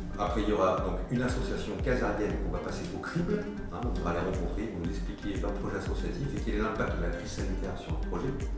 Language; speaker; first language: French; native; French